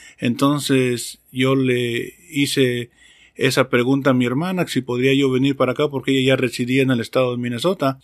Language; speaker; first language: Spanish; native; Spanish